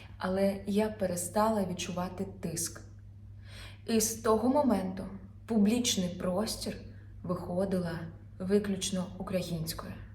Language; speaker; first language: Ukrainian; non-native, local second language; Russian